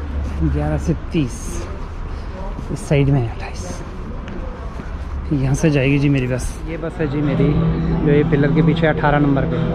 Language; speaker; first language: Hindi; native; Hindi